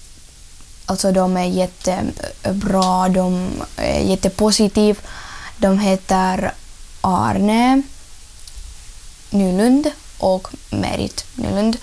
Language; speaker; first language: Swedish; early bilingual, other home language; Ukrainian